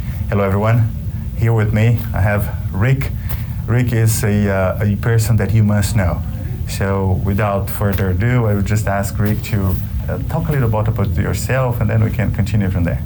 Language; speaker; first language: English; non-native, fluent; Portuguese